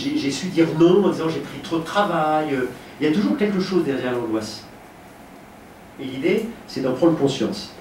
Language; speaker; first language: French; native; French